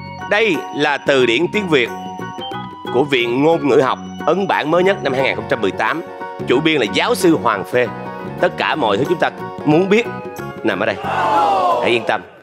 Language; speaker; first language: Vietnamese; native; Vietnamese